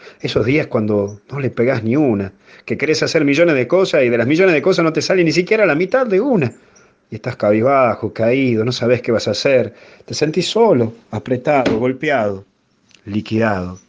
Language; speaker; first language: Spanish; native; Spanish